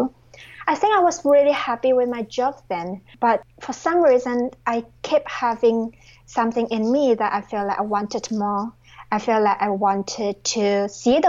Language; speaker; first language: English; non-native, local second language; Chinese